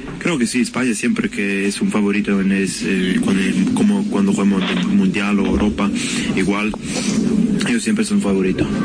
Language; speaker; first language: Spanish; non-native, fluent; French